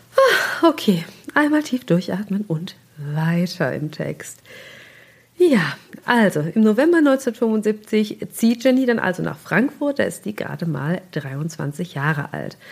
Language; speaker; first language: German; native; German